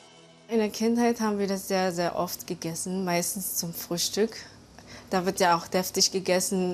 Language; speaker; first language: German; early bilingual, other home language; Filipino